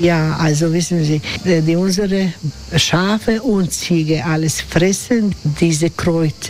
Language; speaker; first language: German; non-native, learner; Croatian